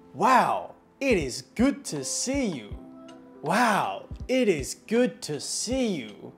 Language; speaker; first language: English; native; English